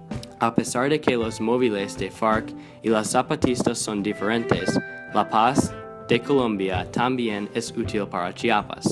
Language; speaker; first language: Spanish; non-native, learner; English